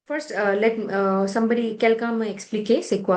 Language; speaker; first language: French; non-native, fluent; Hindi